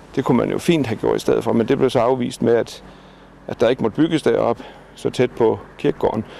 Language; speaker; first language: Danish; native; Danish